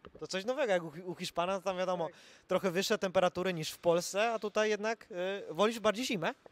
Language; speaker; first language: Polish; native; Polish